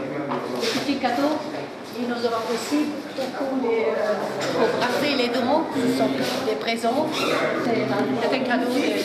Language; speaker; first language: French; non-native, learner; German